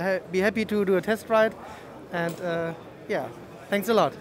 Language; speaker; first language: English; non-native, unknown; German